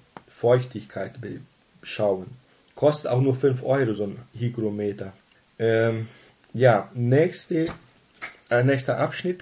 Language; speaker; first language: German; non-native, fluent; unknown